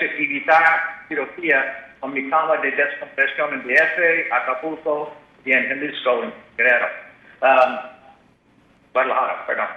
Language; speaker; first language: Spanish; non-native, learner; English